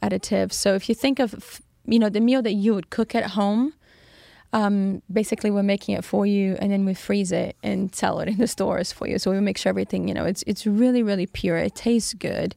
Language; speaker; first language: English; non-native, fluent; Portuguese